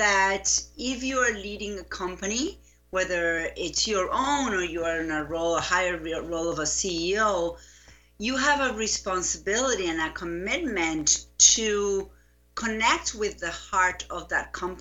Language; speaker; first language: English; non-native, fluent; Spanish